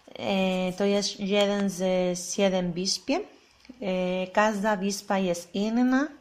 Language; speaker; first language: Polish; non-native, learner; Spanish